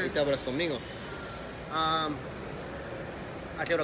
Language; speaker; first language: Spanish; non-native, learner; Japanese